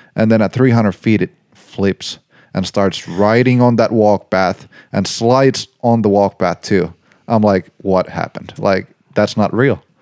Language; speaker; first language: English; non-native, fluent; Finnish